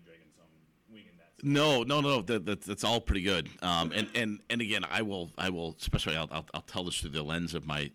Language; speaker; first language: English; native; English